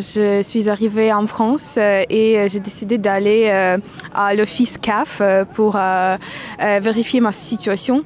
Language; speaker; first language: French; non-native, fluent; Italian